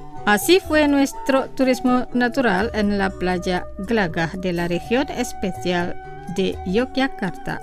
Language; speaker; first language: Spanish; non-native, fluent; Indonesian